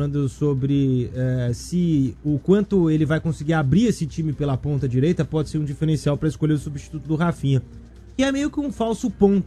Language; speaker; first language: Portuguese; native; Portuguese